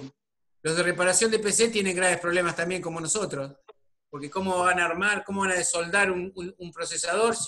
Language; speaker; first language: Spanish; native; Spanish